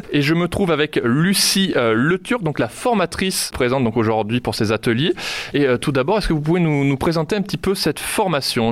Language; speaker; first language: French; native; French